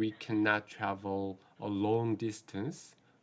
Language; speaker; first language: English; non-native, learner; Korean